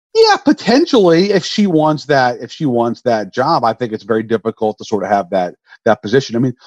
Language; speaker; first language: English; native; English